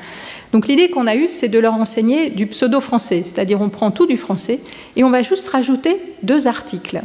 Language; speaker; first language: French; native; French